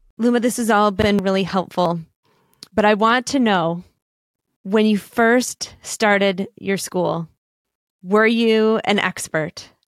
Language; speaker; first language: English; native; English